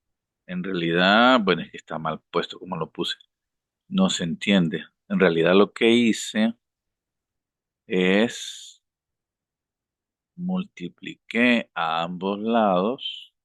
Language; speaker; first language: Spanish; native; Spanish